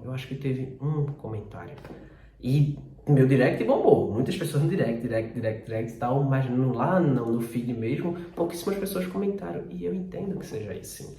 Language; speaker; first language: Portuguese; native; Portuguese